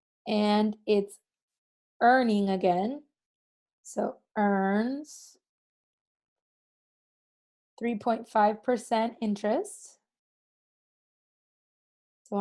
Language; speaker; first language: English; native; English